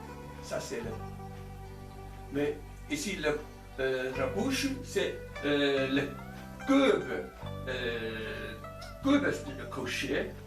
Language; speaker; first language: French; non-native, learner; Chinese